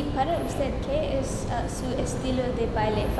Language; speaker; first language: Spanish; non-native, learner; English